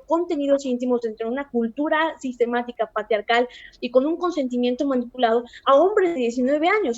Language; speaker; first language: Spanish; native; Spanish